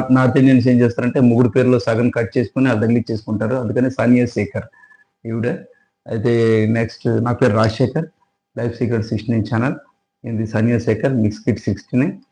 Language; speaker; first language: Telugu; native; Telugu